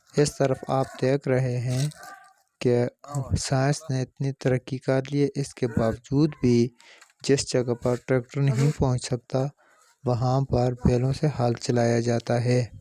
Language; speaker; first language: Urdu; non-native, local second language; Northern Hindko